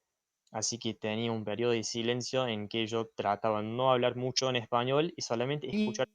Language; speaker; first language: Spanish; non-native, fluent; English